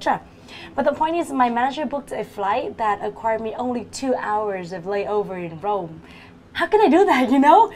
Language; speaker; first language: English; non-native, fluent; Vietnamese